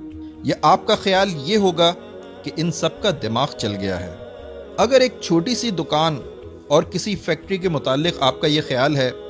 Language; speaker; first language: Urdu; native; Urdu